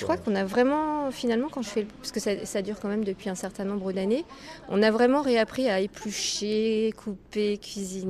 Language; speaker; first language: French; native; French